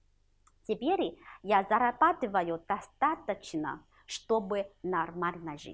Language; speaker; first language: Russian; non-native, fluent; Chinese